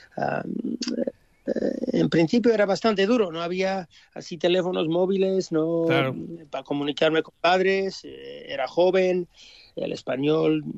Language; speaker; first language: Spanish; early bilingual, heritage; English